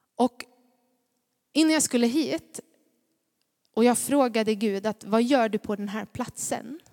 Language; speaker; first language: Swedish; native; Swedish